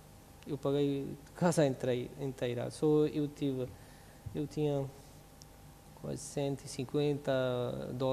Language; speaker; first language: Portuguese; non-native, learner; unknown